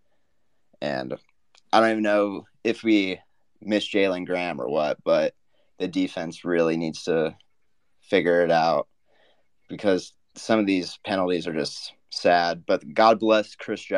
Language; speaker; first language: English; native; English